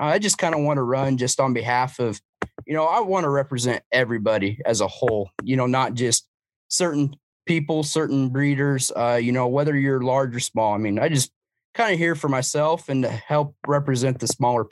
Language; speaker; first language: English; native; English